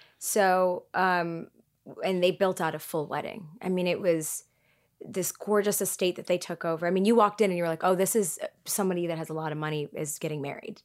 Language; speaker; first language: English; early bilingual, other home language; Tigrinya